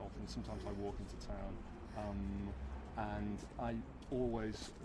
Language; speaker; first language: English; native; English